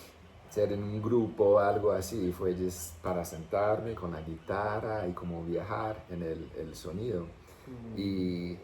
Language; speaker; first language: Spanish; non-native, fluent; English